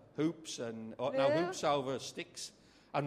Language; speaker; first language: English; native; English